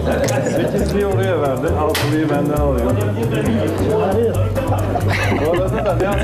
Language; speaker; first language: Turkish; native; Turkish